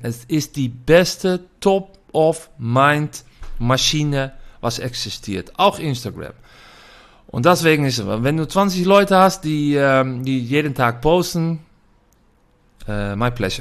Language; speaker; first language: German; non-native, fluent; Dutch